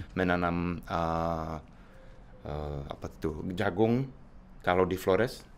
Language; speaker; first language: Indonesian; non-native, fluent; Czech